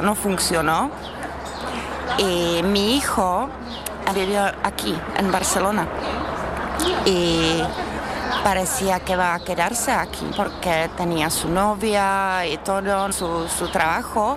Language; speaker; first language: Spanish; non-native, learner; Czech